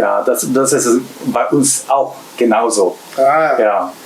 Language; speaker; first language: German; non-native, learner; Japanese